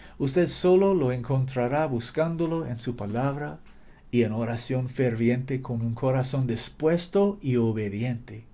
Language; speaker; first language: Spanish; non-native, fluent; English